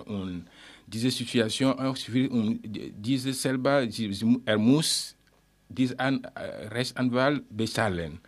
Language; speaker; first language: German; non-native, learner; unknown